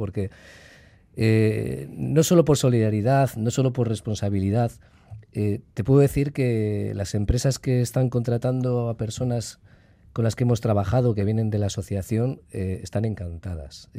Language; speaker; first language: Spanish; native; Spanish